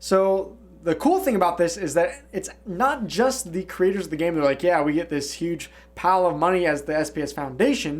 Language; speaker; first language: English; native; English